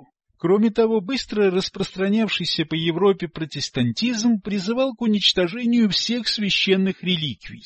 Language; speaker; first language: Russian; native; Russian